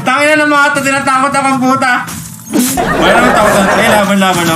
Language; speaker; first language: Filipino; native; Filipino